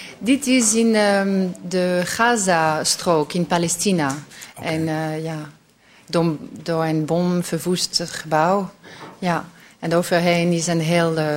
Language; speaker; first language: Dutch; non-native, fluent; French